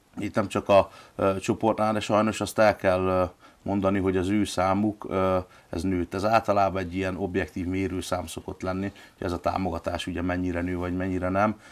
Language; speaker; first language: Hungarian; native; Hungarian